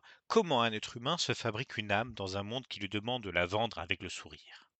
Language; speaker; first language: French; native; French